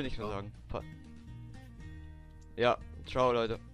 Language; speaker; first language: German; native; German